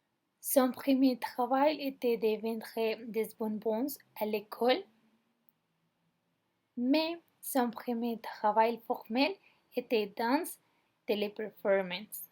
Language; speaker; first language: French; non-native, learner; Spanish